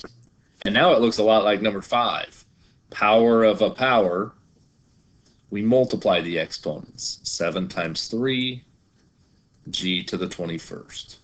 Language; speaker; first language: English; native; English